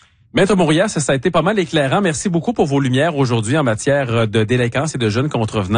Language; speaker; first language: French; native; French